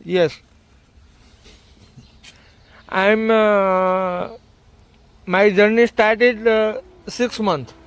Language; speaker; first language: English; non-native, learner; Gujarati